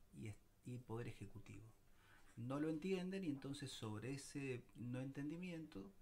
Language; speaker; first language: Spanish; native; Spanish